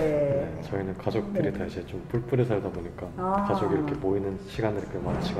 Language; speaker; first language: Korean; native; Korean